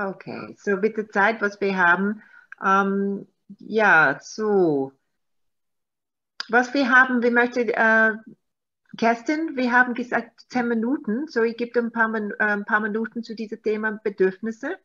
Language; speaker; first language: German; non-native, learner; Maltese